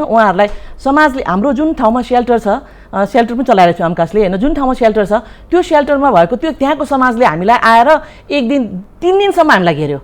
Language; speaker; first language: Nepali; early bilingual, heritage; Nepali